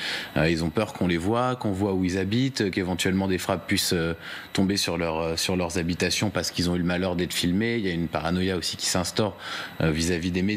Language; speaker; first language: French; native; French